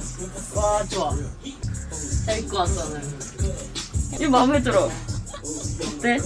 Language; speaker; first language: Korean; non-native, fluent; Japanese